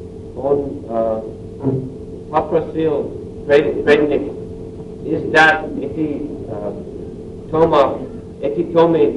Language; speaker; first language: Russian; non-native, learner; English